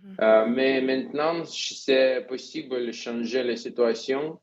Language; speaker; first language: French; non-native, fluent; Ukrainian